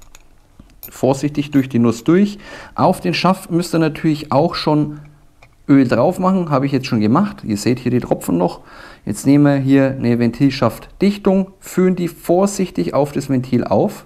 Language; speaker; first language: German; native; German